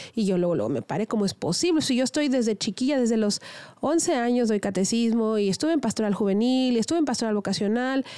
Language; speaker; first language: Spanish; native; Spanish